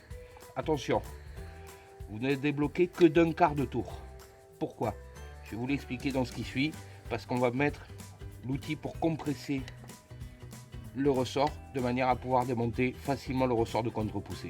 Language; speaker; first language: French; native; French